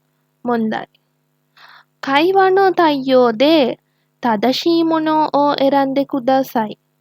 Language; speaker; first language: Japanese; non-native, learner; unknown